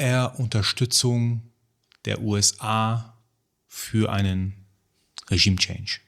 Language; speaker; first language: German; early bilingual, other home language; Persian